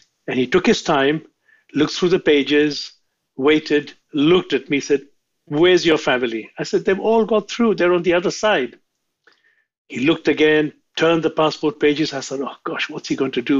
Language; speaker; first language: English; non-native, local second language; Sindhi